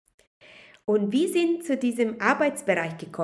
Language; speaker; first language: German; non-native, fluent; Italian